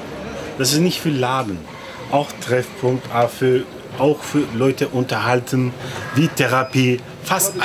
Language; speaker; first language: German; non-native, learner; Turkish